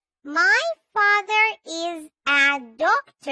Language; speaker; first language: English; non-native, learner; Urdu